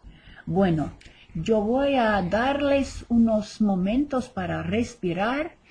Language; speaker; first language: Spanish; non-native, fluent; English